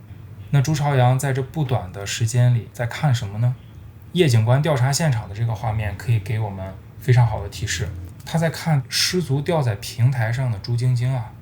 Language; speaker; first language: Chinese; native; Chinese